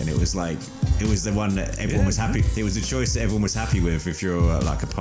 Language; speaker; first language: English; native; English